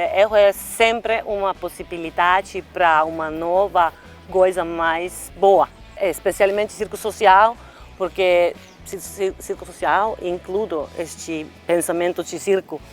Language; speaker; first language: Portuguese; non-native, learner; Finnish